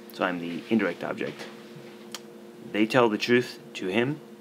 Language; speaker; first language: English; native; English